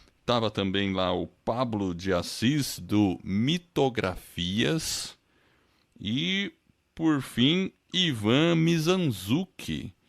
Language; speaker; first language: Portuguese; non-native, fluent; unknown